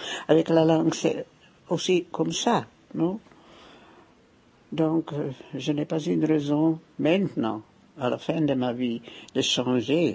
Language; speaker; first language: French; non-native, fluent; German